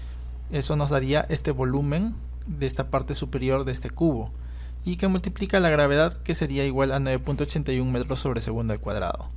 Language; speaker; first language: Spanish; native; Spanish